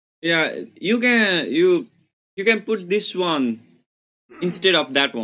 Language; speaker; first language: English; non-native, learner; Nepali